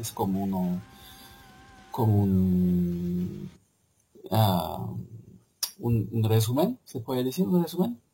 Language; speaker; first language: Spanish; non-native, fluent; French